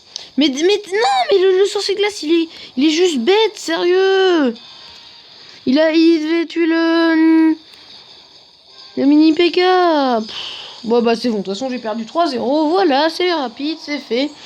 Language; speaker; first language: French; native; French